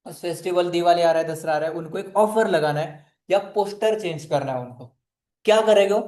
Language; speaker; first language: Hindi; non-native, local second language; Marathi